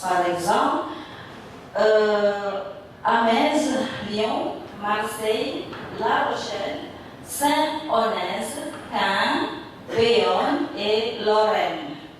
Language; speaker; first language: French; non-native, fluent; Indonesian